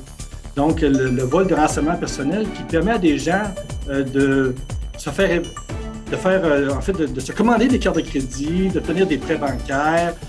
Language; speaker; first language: French; native; French